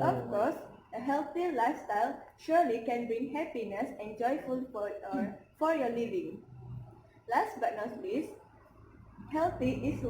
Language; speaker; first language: English; non-native, local second language; Malay